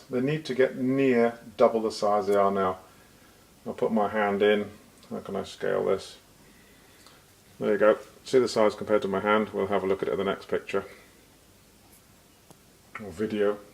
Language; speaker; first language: English; native; English